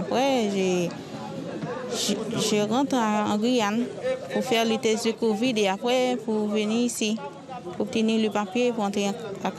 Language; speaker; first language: French; non-native, local second language; Haitian Creole